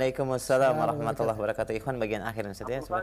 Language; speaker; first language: Indonesian; native; Indonesian